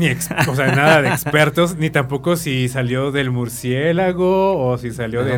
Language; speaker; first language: Spanish; native; Spanish